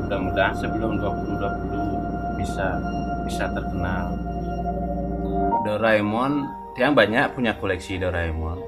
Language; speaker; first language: Indonesian; non-native, local second language; Balinese